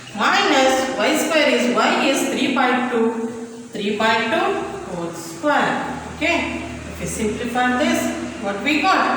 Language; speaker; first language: English; non-native, local second language; Kannada